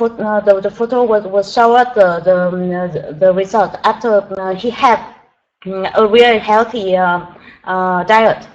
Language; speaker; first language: English; non-native, learner; Vietnamese